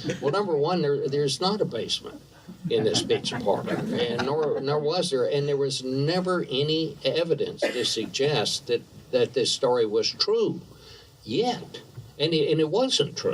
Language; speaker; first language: English; native; English